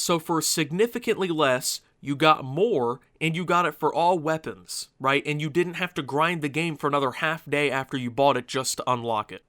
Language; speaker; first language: English; native; English